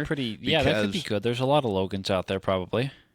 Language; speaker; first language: English; native; English